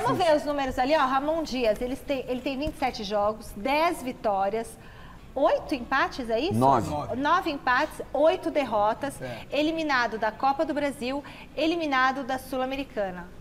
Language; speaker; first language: Portuguese; native; Portuguese